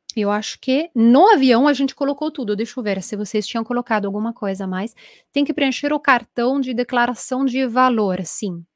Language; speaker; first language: Portuguese; non-native, fluent; Italian